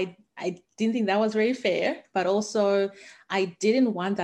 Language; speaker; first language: English; non-native, local second language; Shona